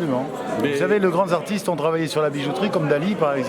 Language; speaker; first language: French; native; French